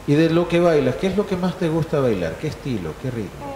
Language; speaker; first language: Spanish; native; Spanish